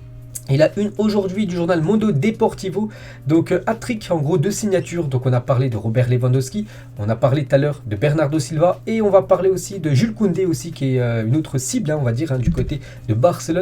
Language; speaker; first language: French; native; French